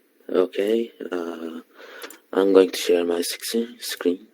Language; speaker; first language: English; non-native, learner; Turkish